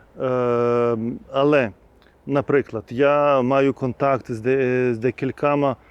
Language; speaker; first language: Ukrainian; non-native, fluent; Lithuanian